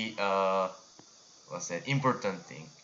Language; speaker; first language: English; non-native, learner; Korean